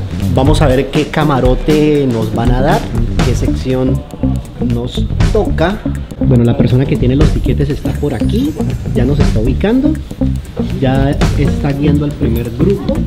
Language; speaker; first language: Spanish; native; Spanish